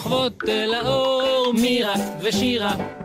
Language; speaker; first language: Hebrew; native; Hebrew